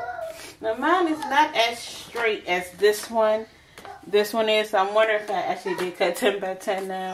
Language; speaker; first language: English; native; English